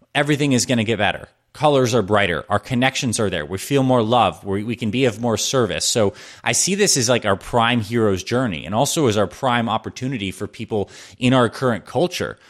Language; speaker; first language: English; native; English